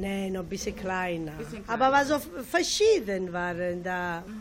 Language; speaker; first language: German; non-native, learner; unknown